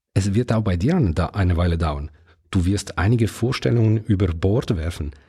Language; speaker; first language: German; non-native, fluent; Italian